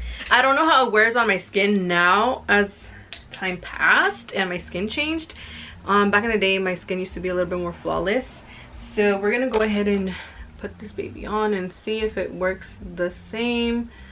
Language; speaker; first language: English; early bilingual, other home language; Spanish